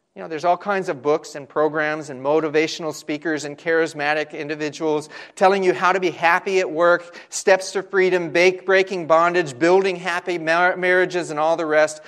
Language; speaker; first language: English; native; English